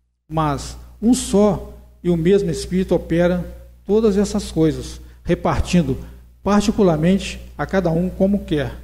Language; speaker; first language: Portuguese; native; Portuguese